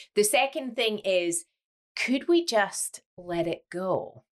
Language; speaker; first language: English; native; English